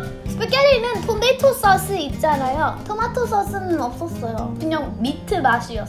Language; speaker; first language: Korean; non-native, fluent; English